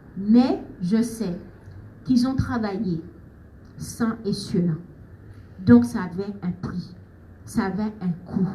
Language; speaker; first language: French; native; French